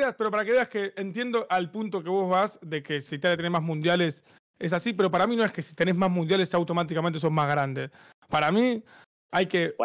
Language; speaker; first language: Spanish; native; Spanish